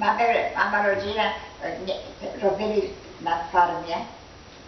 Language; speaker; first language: Polish; early bilingual, heritage; Polish